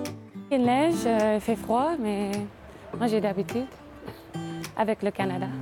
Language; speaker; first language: French; non-native, learner; English